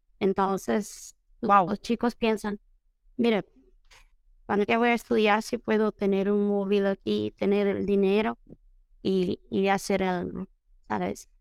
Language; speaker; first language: Spanish; non-native, fluent; Portuguese